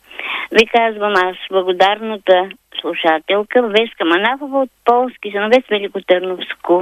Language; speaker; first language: Bulgarian; native; Bulgarian